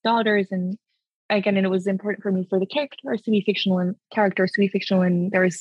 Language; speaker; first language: English; early bilingual, other home language; French